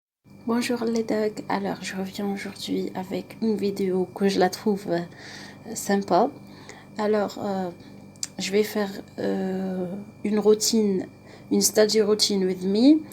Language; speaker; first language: French; non-native, local second language; Arabic